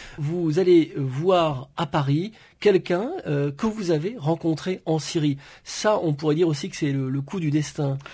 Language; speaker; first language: French; native; French